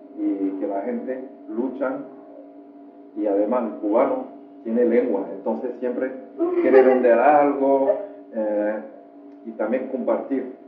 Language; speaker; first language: Spanish; non-native, fluent; French